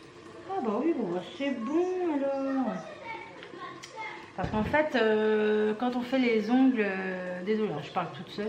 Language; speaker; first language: French; native; French